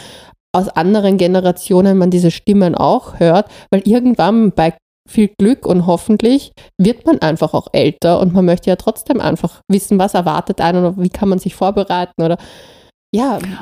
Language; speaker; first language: German; native; German